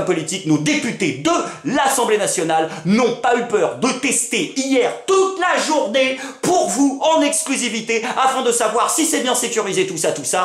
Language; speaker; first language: French; native; French